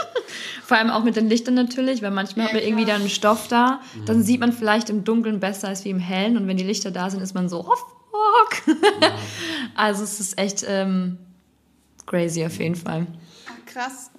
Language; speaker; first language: German; native; German